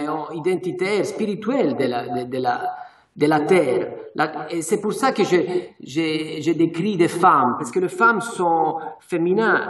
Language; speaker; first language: French; non-native, fluent; Italian